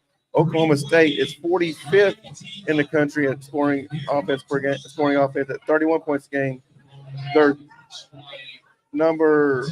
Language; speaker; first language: English; native; English